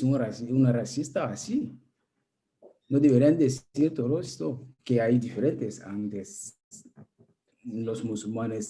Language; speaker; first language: Spanish; non-native, learner; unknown